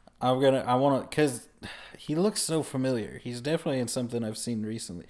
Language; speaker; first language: English; native; English